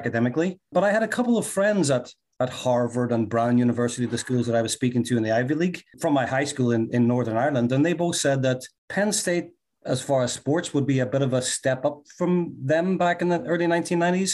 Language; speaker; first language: English; native; English